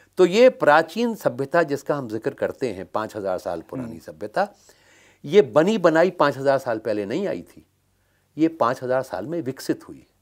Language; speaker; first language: Hindi; native; Hindi